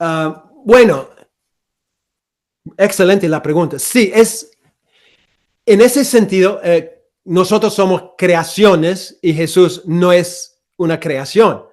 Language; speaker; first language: Spanish; non-native, fluent; English